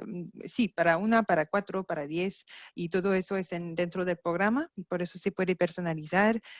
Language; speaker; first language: Spanish; non-native, fluent; French